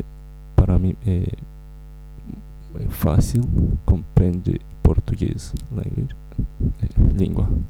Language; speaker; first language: Portuguese; non-native, learner; Romanian